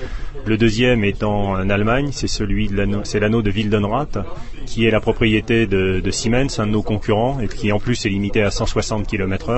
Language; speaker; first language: French; native; French